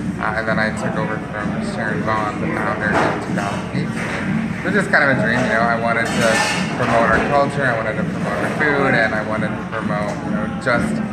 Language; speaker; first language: English; native; English